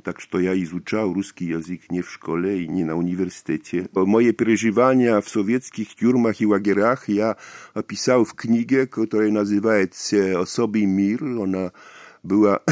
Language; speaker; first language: Russian; non-native, fluent; Polish